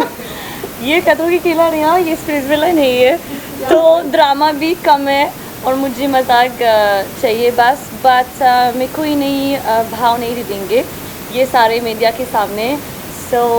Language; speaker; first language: Hindi; non-native, learner; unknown